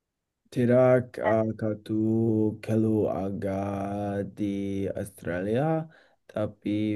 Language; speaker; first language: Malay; non-native, learner; English